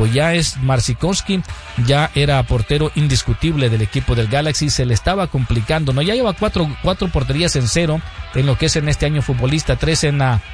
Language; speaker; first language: Spanish; native; Spanish